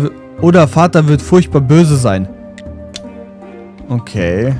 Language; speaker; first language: German; native; German